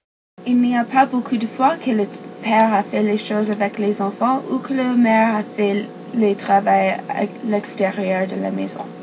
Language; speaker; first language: French; non-native, learner; English